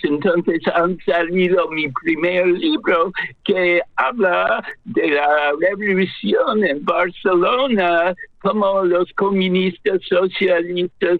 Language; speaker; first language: Spanish; non-native, fluent; English